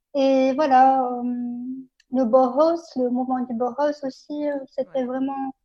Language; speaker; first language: French; non-native, local second language; Arabic